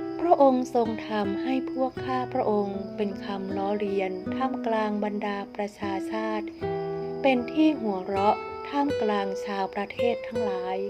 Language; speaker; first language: Thai; native; Thai